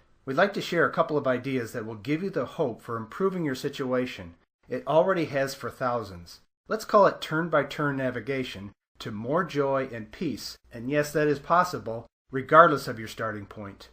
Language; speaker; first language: English; native; English